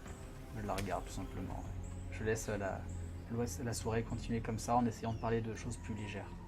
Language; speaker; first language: French; native; French